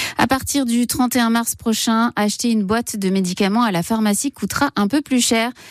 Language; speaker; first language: French; native; French